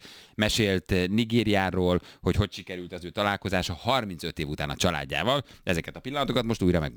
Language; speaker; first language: Hungarian; native; Hungarian